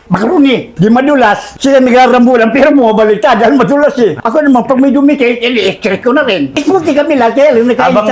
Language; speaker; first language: Filipino; native; Filipino